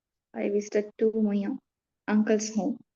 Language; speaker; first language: English; non-native, learner; Tamil